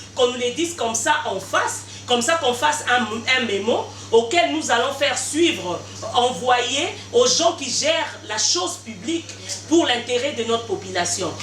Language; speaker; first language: French; non-native, local second language; Lingala